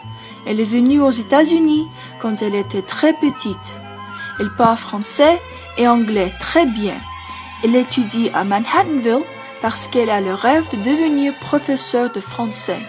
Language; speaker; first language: French; non-native, learner; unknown